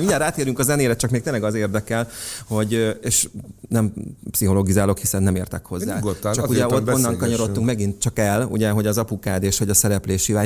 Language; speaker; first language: Hungarian; native; Hungarian